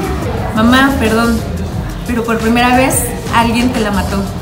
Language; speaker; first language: Spanish; native; Spanish